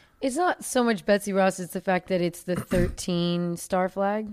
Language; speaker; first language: English; native; English